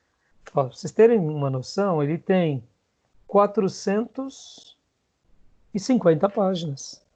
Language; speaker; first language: Portuguese; native; Portuguese